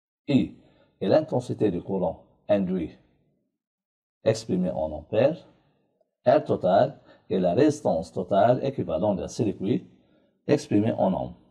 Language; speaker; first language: French; non-native, local second language; Arabic